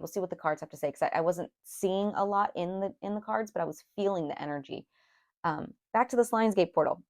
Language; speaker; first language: English; native; English